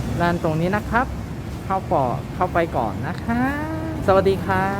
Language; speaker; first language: Thai; non-native, learner; Korean